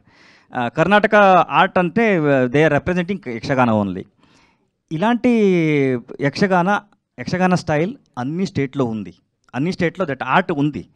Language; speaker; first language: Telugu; non-native, learner; Kannada